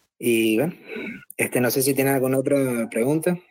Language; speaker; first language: Spanish; native; Spanish